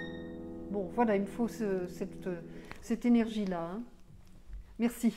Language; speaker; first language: French; native; French